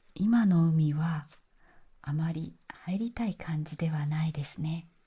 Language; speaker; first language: Japanese; native; Japanese